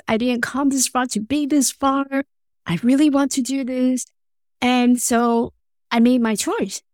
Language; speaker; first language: English; non-native, fluent; Chinese